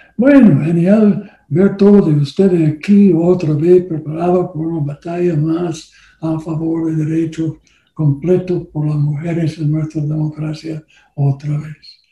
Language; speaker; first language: Spanish; non-native, learner; English